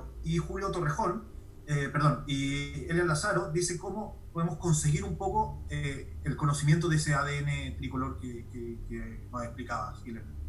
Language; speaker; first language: Spanish; native; Spanish